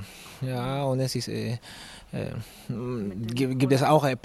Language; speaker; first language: German; non-native, learner; Spanish